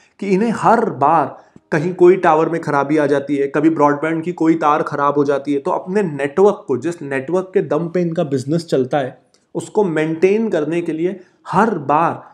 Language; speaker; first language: Hindi; native; Hindi